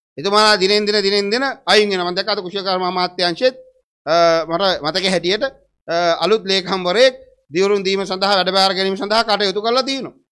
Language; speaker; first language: Sinhala; native; Sinhala